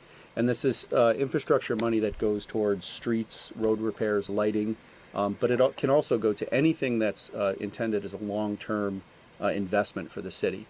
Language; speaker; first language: English; native; English